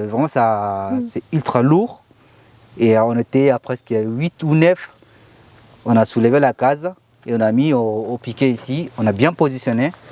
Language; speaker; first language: French; non-native, learner; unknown